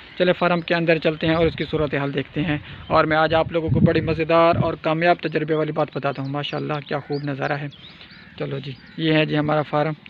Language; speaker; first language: Urdu; non-native, local second language; Saraiki